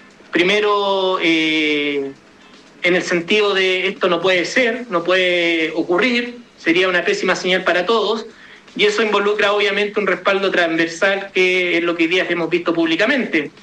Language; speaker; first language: Spanish; native; Spanish